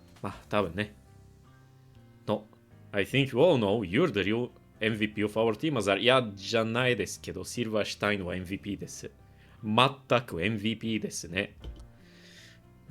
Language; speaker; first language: Japanese; non-native, learner; English